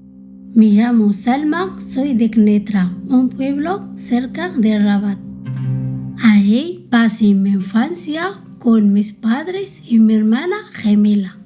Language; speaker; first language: Spanish; early bilingual, other home language; Arabic